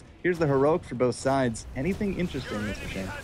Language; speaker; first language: English; native; English